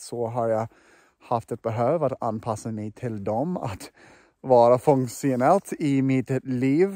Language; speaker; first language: Swedish; non-native, fluent; English